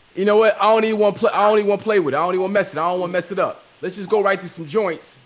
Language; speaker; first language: English; native; English